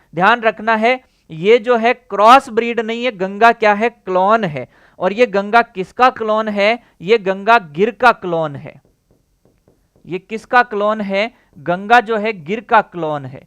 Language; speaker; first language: Hindi; native; Hindi